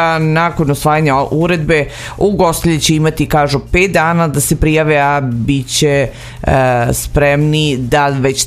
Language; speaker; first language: Serbian; native; Serbian